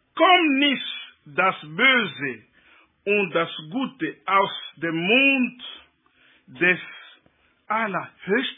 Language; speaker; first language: German; non-native, learner; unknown